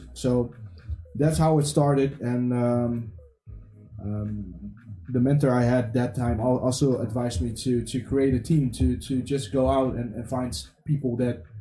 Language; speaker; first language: English; early bilingual, heritage; English